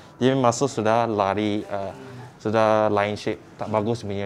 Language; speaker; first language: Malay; non-native, local second language; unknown